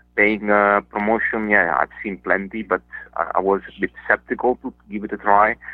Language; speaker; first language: English; non-native, fluent; Italian